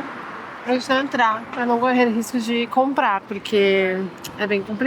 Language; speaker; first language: Portuguese; native; Portuguese